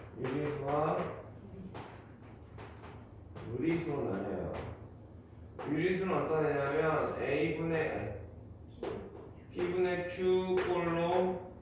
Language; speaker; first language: Korean; native; Korean